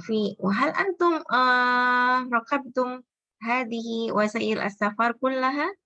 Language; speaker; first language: Arabic; non-native, fluent; Indonesian